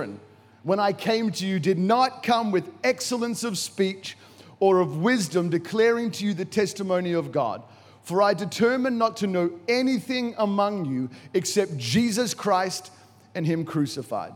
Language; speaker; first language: English; native; English